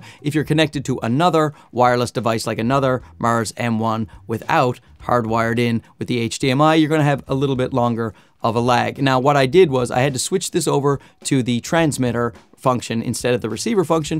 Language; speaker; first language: English; native; English